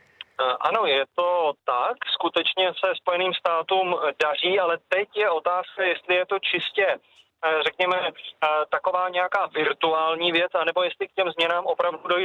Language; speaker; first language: Czech; native; Czech